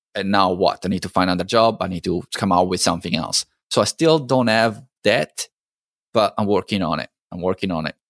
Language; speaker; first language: English; non-native, fluent; Italian